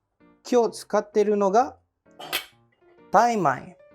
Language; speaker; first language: Japanese; non-native, fluent; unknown